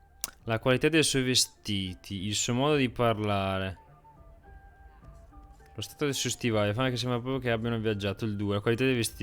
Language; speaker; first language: Italian; native; Italian